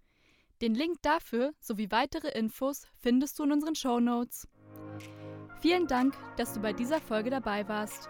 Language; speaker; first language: German; native; German